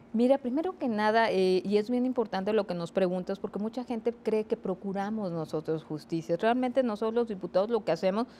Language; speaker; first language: Spanish; native; Spanish